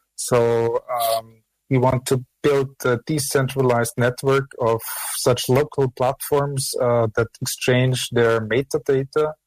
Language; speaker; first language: English; non-native, fluent; German